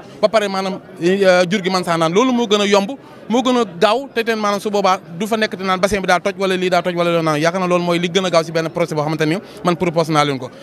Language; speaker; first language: Wolof; native; Wolof